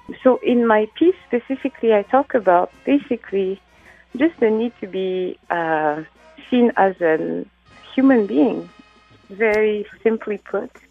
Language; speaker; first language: English; non-native, fluent; French